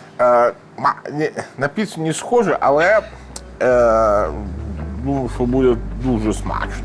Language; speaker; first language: Ukrainian; non-native, learner; Italian